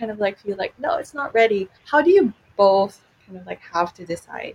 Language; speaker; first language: English; non-native, local second language; Filipino